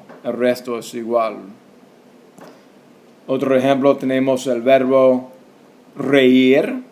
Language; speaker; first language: Spanish; non-native, fluent; English